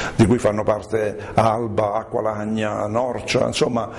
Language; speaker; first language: Italian; native; Italian